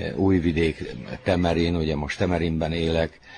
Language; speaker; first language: Hungarian; native; Hungarian